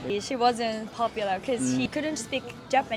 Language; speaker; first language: English; non-native, learner; Japanese